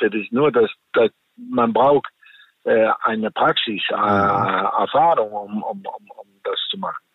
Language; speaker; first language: German; non-native, fluent; Danish